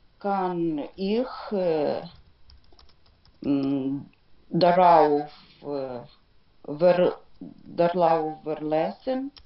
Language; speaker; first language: German; non-native, learner; Ukrainian